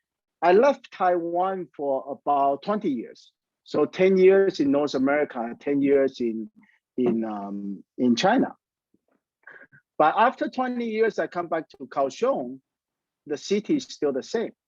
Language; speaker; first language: English; non-native, fluent; Chinese